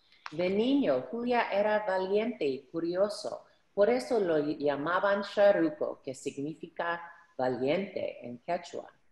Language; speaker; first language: Spanish; early bilingual, heritage; Spanish